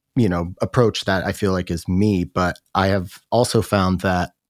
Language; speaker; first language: English; native; English